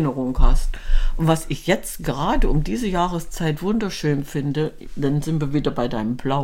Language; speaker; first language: German; native; German